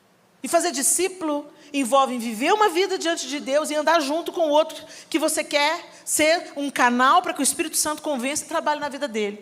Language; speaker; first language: Portuguese; native; Portuguese